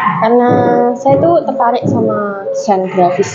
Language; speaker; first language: Indonesian; non-native, local second language; Javanese